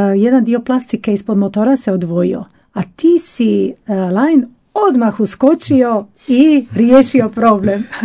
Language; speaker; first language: Croatian; native; Croatian